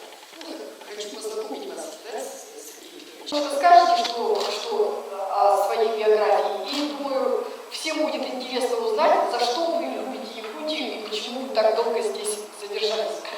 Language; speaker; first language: Russian; native; Russian